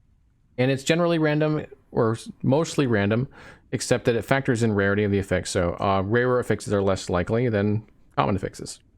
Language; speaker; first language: English; native; English